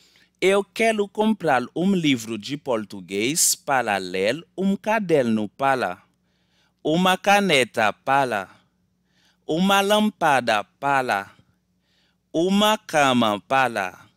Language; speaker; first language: Portuguese; non-native, learner; Haitian Creole